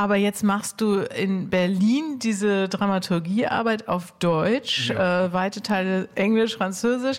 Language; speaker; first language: German; native; German